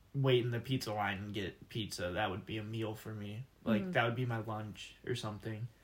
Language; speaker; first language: English; native; English